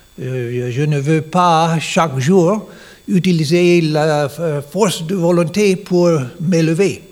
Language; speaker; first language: French; non-native, learner; English